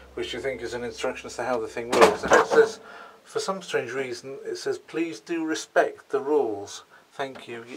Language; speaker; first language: English; native; English